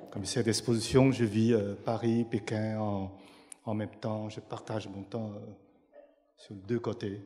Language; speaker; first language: French; non-native, fluent; Chinese